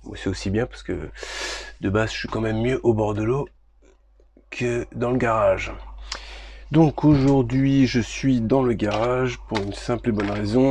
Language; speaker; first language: French; native; French